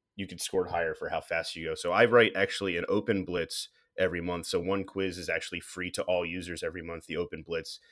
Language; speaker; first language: English; native; English